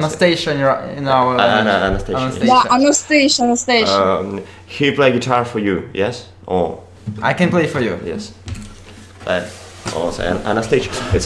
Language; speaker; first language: English; non-native, learner; Russian